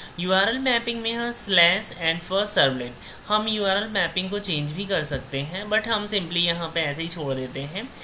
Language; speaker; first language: Hindi; native; Hindi